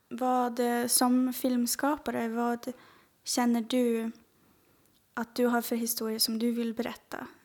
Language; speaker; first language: Swedish; native; Swedish